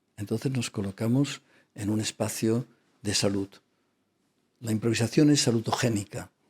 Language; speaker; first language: Spanish; non-native, local second language; Catalan